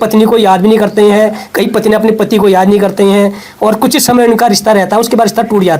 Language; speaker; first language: Hindi; native; Hindi